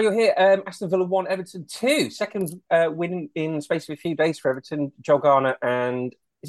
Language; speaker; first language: English; native; English